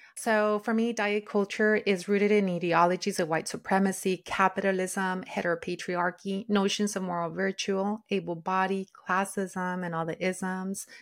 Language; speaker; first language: English; early bilingual, other home language; Spanish